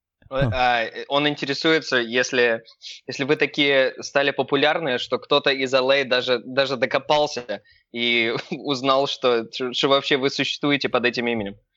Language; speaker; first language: Russian; early bilingual, heritage; Russian